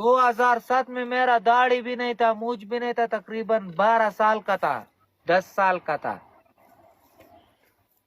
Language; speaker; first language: Hindi; non-native, fluent; Pashto